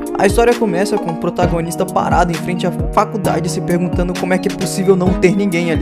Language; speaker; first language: Portuguese; native; Portuguese